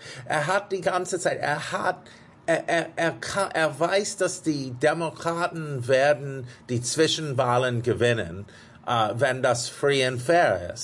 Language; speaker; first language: German; non-native, fluent; English